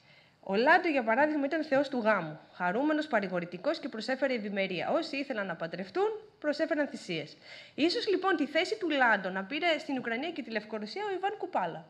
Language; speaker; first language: Greek; native; Greek